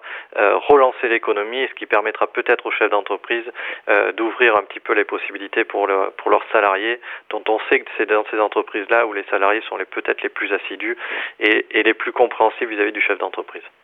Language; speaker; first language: French; native; French